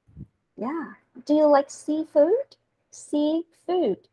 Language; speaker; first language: English; non-native, learner; Vietnamese